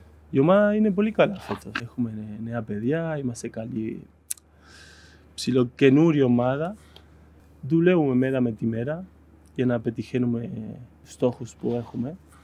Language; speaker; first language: Greek; non-native, fluent; Spanish